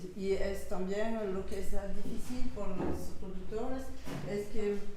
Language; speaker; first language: Spanish; non-native, learner; French